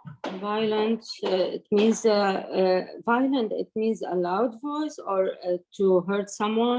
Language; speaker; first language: English; non-native, learner; Arabic